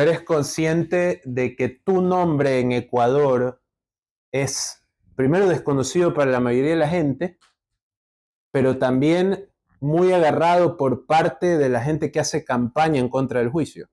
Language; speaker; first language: Spanish; native; Spanish